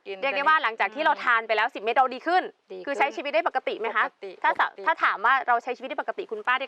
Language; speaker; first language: Thai; native; Thai